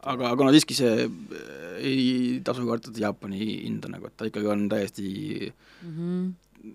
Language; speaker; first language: Estonian; native; Estonian